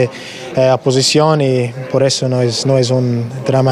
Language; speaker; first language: Spanish; non-native, learner; English